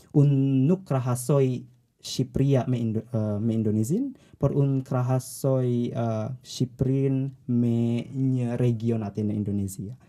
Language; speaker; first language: Albanian; non-native, learner; Indonesian